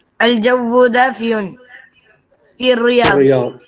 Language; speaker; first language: Arabic; non-native, learner; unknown